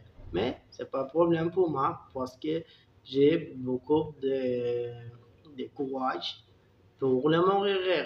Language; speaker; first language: French; non-native, learner; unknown